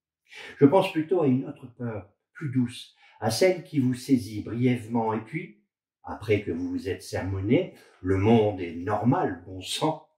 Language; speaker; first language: French; native; French